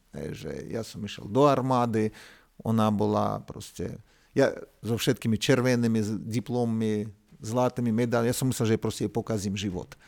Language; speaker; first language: Slovak; non-native, fluent; Russian